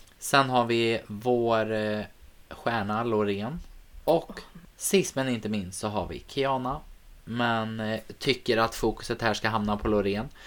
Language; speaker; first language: Swedish; native; Swedish